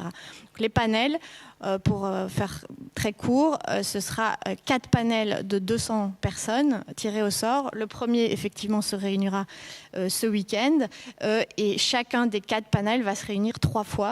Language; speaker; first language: French; native; French